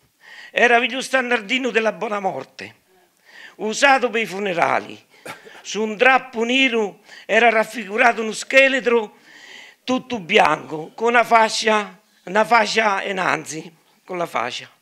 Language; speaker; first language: Italian; native; Italian